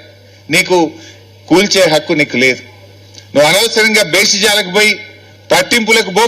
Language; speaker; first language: Telugu; native; Telugu